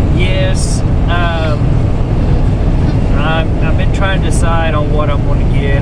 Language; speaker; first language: English; native; English